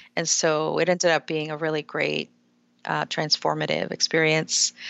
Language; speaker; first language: English; early bilingual, other home language; Spanish